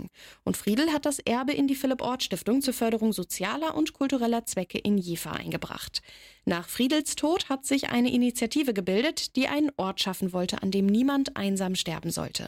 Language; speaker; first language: German; native; German